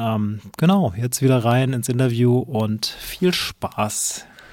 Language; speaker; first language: German; native; German